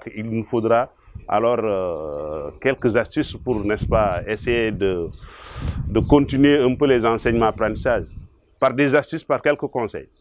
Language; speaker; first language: French; non-native, local second language; Wolof